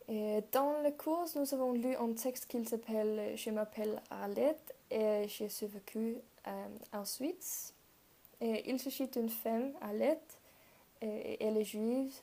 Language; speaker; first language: French; non-native, learner; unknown